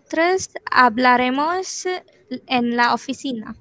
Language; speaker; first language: Spanish; non-native, learner; English